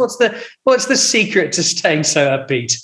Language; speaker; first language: English; native; English